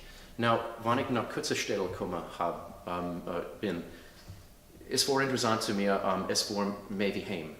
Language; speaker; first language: German; early bilingual, heritage; English